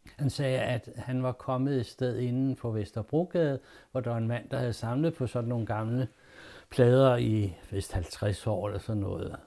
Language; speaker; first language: Danish; native; Danish